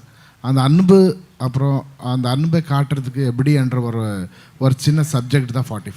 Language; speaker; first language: Tamil; non-native, local second language; Kannada